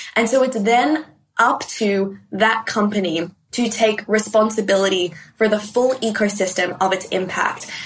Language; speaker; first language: English; native; English